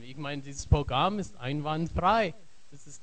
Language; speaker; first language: German; non-native, learner; English